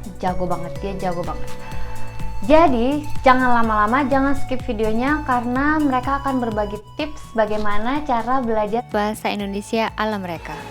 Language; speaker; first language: Indonesian; native; Indonesian